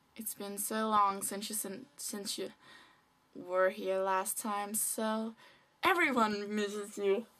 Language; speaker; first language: English; non-native, fluent; Danish